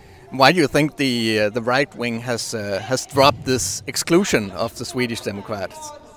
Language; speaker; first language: English; non-native, fluent; Danish